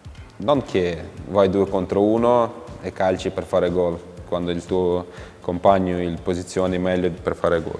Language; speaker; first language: Italian; non-native, fluent; Ukrainian